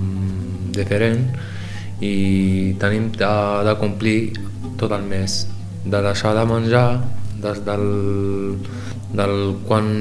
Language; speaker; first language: Catalan; non-native, learner; Arabic